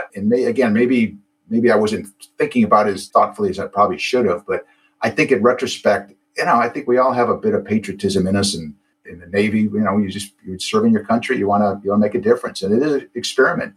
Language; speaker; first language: English; native; English